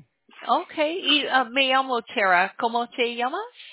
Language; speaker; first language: Spanish; non-native, learner; English